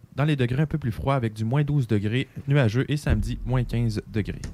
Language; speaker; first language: French; native; French